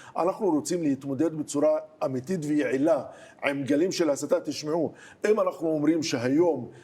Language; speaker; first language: Hebrew; non-native, local second language; Arabic